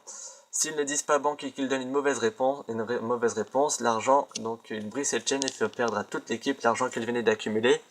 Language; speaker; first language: French; native; French